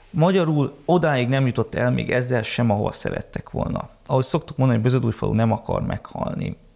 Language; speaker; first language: Hungarian; early bilingual, heritage; Hungarian